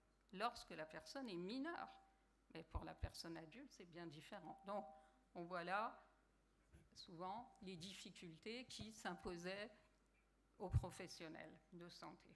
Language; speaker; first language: French; native; French